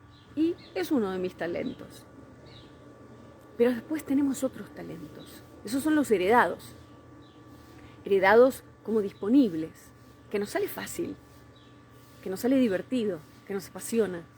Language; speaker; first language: Spanish; native; Spanish